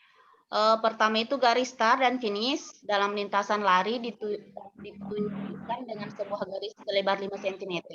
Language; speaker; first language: Indonesian; non-native, local second language; Buginese